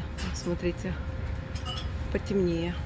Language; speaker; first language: Russian; native; Russian